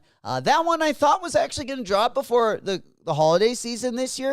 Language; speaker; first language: English; native; English